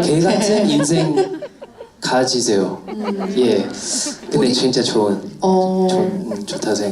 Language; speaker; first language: Korean; non-native, fluent; English